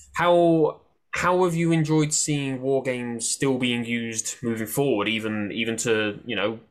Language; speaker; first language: English; native; English